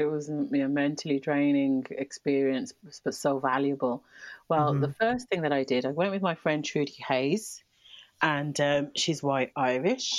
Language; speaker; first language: English; native; English